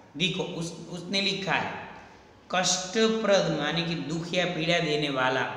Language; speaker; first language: Hindi; non-native, local second language; Gujarati